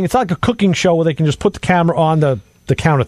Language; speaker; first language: English; native; English